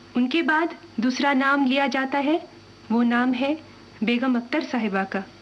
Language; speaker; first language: Hindi; non-native, local second language; Tamil